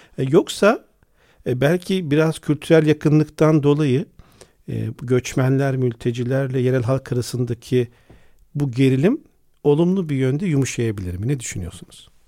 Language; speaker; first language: Turkish; native; Turkish